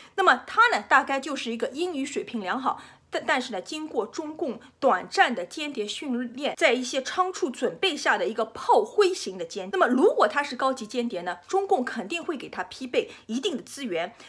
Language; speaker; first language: Chinese; native; Chinese